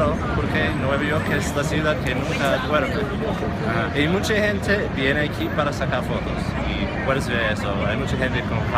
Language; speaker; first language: Spanish; non-native, fluent; English